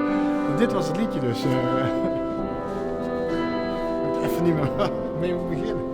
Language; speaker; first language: Dutch; native; Dutch